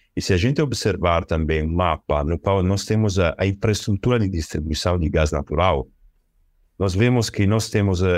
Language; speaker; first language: Portuguese; non-native, fluent; Italian